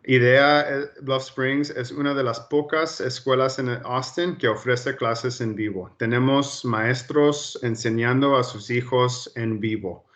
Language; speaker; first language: Spanish; early bilingual, heritage; Spanish